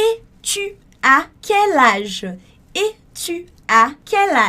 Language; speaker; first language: French; non-native, fluent; Portuguese